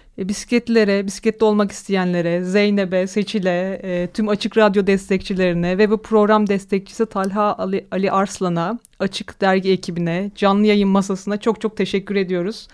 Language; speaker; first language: Turkish; native; Turkish